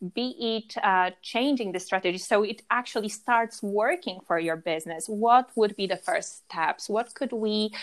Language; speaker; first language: English; non-native, fluent; Polish